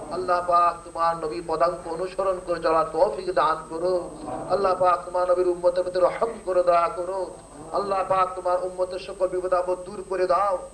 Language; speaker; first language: Bangla; non-native, fluent; Urdu